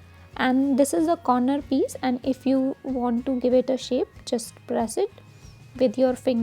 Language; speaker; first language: English; non-native, local second language; Hindi